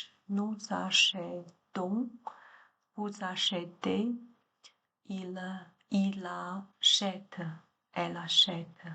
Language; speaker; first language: French; non-native, learner; Chinese